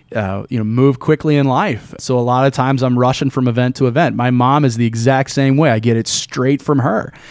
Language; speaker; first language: English; native; English